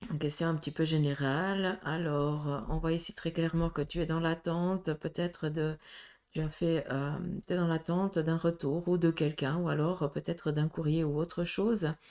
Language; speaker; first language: French; native; French